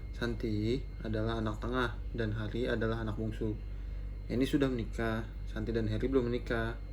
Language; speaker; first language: Indonesian; native; Indonesian